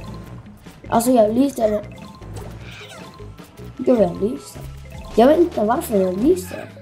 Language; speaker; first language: Swedish; early bilingual, other home language; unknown